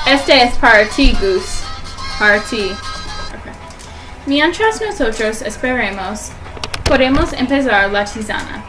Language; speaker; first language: Spanish; non-native, learner; English